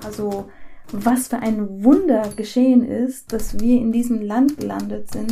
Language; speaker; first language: German; early bilingual, other home language; Persian